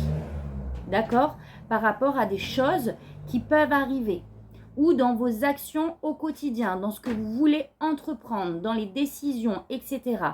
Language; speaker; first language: French; native; French